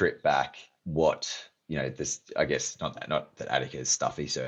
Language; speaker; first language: English; native; English